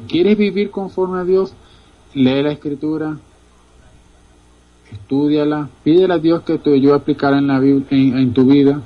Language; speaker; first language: Spanish; native; Spanish